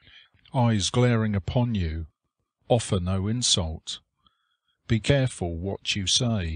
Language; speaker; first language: English; native; English